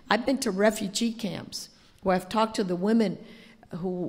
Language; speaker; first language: English; non-native, fluent; Spanish